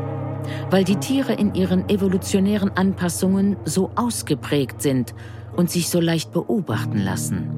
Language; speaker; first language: German; native; German